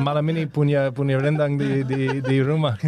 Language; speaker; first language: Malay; non-native, learner; English